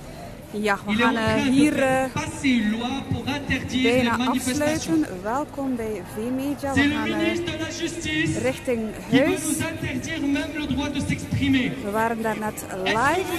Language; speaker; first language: Dutch; native; Dutch